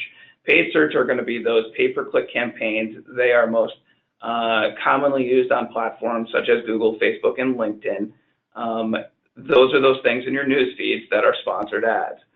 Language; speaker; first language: English; native; English